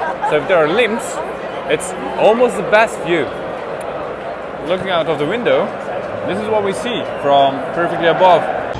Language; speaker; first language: English; non-native, fluent; Hungarian